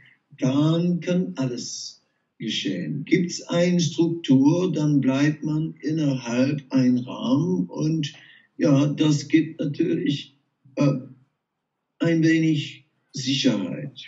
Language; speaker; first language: German; non-native, fluent; Dutch